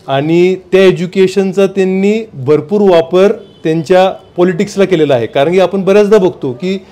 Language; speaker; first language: Marathi; native; Marathi